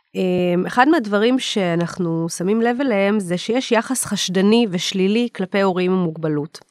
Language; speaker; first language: Hebrew; native; Hebrew